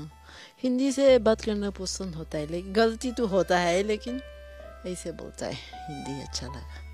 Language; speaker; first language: Hindi; non-native, local second language; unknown